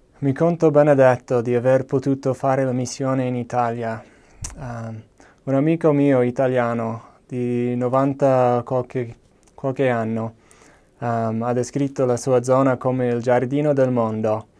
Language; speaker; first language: Italian; non-native, fluent; English